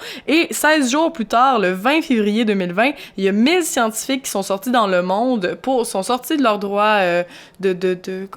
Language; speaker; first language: French; native; French